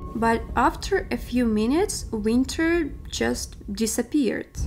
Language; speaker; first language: English; non-native, fluent; Russian